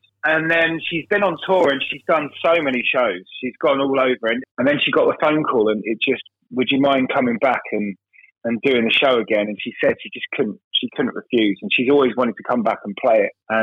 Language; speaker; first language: English; native; English